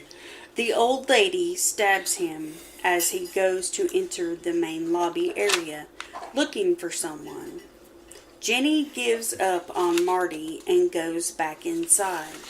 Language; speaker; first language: English; native; English